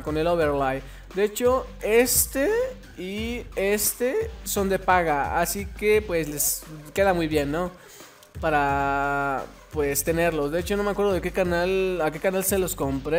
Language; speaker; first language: Spanish; native; Spanish